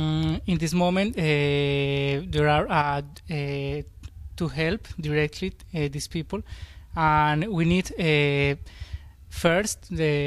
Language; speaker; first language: English; non-native, learner; Spanish